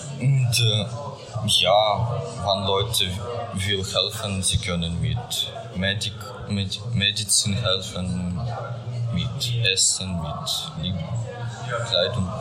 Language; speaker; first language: German; non-native, learner; Ukrainian